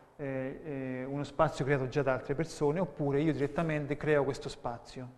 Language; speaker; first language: Italian; native; Italian